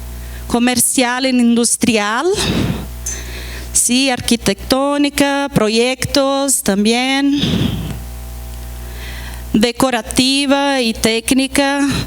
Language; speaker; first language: Spanish; non-native, fluent; Portuguese